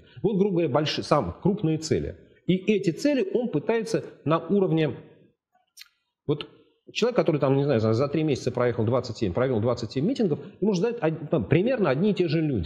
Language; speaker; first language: Russian; native; Russian